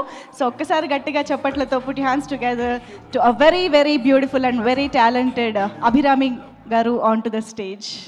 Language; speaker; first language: Telugu; native; Telugu